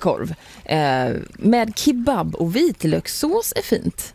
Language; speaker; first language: Swedish; native; Swedish